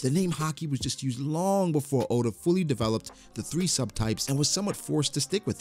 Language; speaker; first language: English; native; English